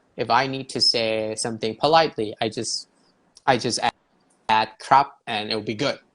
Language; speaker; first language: English; non-native, fluent; Thai